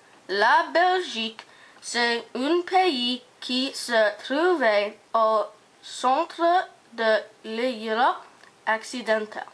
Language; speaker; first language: French; non-native, learner; English